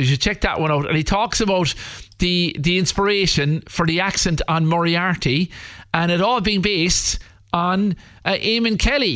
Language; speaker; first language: English; native; English